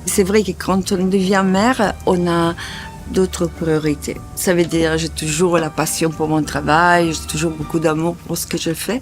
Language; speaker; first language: French; non-native, fluent; Italian